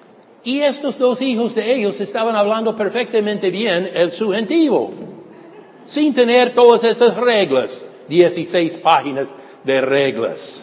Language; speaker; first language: Spanish; non-native, fluent; English